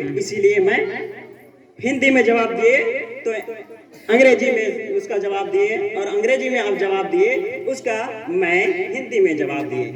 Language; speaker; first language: Hindi; non-native, local second language; Sadri